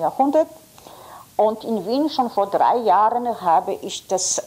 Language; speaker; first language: German; non-native, fluent; Polish